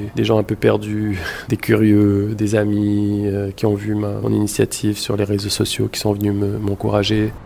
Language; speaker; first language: French; native; French